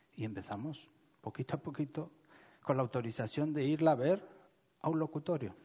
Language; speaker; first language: Spanish; native; Spanish